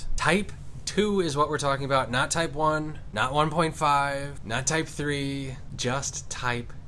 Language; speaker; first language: English; native; English